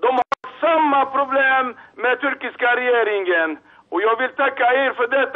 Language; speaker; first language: Swedish; non-native, fluent; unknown